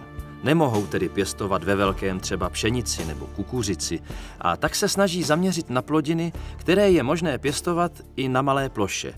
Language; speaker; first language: Czech; native; Czech